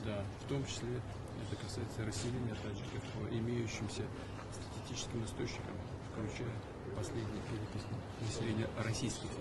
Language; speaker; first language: Russian; native; Russian